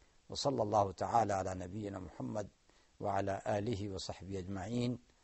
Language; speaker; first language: Arabic; non-native, fluent; Urdu